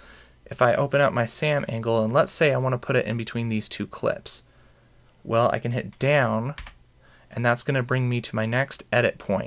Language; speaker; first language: English; native; English